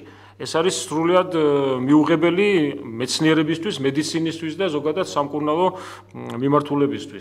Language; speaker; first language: Georgian; native; Georgian